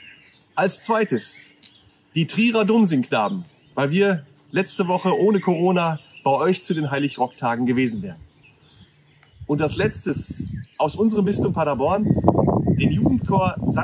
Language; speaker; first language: German; native; German